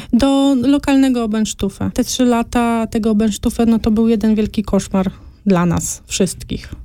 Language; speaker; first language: Polish; native; Polish